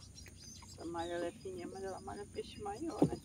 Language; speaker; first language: Portuguese; native; Portuguese